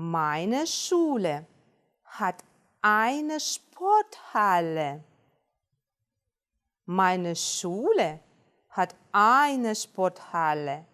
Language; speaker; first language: German; non-native, fluent; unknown